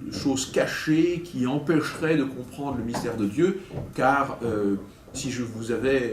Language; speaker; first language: French; native; French